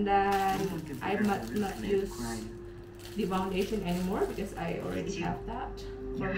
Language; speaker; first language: English; non-native, learner; Indonesian